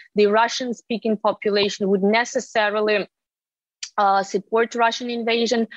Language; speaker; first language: English; non-native, fluent; Ukrainian